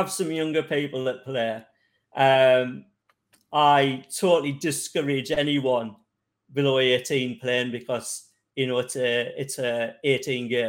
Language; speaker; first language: English; native; English